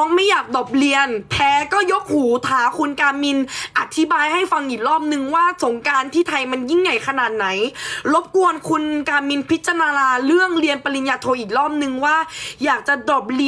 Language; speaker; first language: Thai; native; Thai